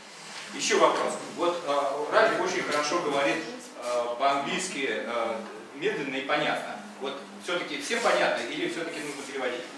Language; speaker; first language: Russian; native; Russian